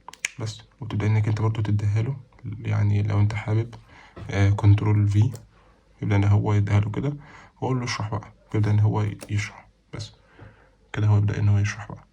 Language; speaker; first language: Arabic; native; Arabic